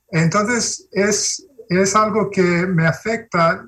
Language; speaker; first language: Spanish; early bilingual, heritage; Spanish